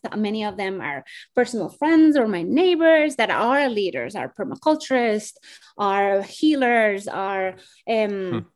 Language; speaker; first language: English; non-native, fluent; Spanish